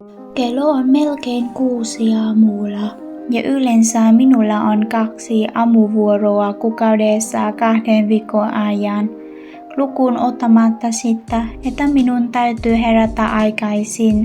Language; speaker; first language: Finnish; non-native, learner; Vietnamese